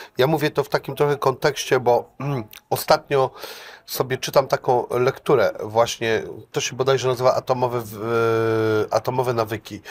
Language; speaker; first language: Polish; native; Polish